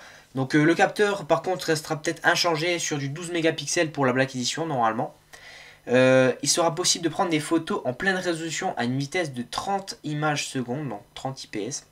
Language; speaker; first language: French; native; French